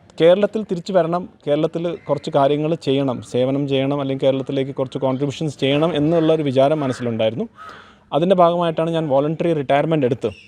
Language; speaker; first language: Malayalam; native; Malayalam